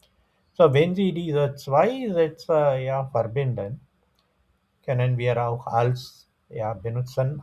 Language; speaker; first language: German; non-native, fluent; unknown